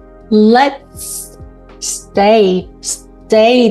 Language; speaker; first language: English; non-native, fluent; Korean